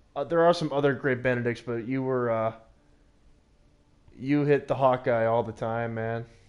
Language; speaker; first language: English; native; English